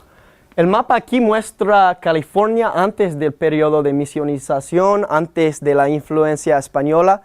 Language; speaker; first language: Spanish; non-native, learner; English